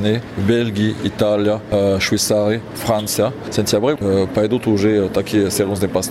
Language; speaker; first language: Russian; non-native, fluent; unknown